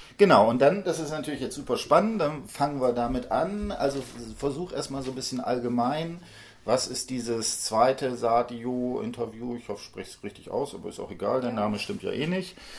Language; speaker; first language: German; native; German